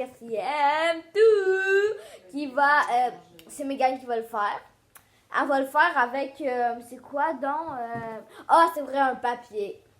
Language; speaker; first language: French; native; French